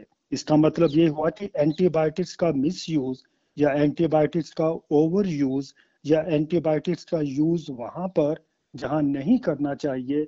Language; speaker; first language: Hindi; native; Hindi